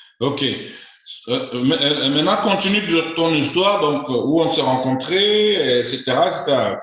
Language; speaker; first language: French; native; French